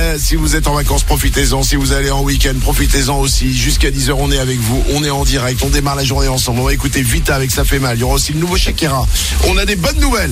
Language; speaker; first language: French; native; French